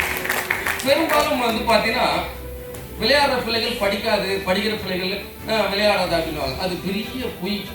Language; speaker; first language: Tamil; native; Tamil